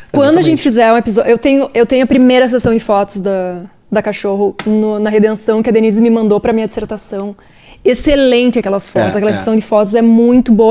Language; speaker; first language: Portuguese; native; Portuguese